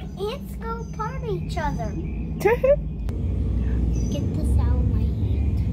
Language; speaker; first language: English; early bilingual, other home language; Russian